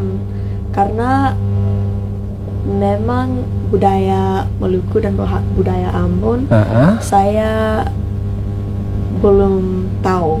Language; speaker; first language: Indonesian; non-native, learner; English